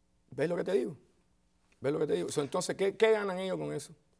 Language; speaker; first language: Spanish; early bilingual, heritage; Spanish